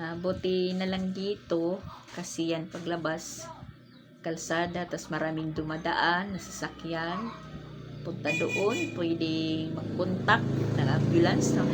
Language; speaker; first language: Filipino; non-native, local second language; Waray